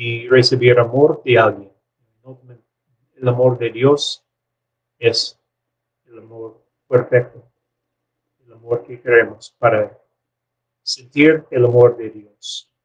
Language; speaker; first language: Spanish; non-native, learner; English